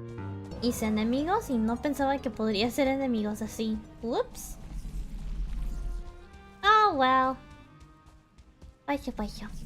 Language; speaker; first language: Spanish; early bilingual, heritage; Spanish